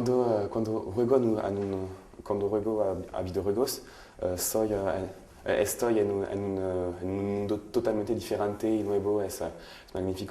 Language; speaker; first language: Spanish; non-native, learner; French